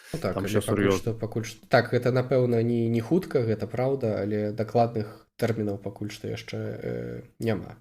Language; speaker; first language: Belarusian; non-native, local second language; Russian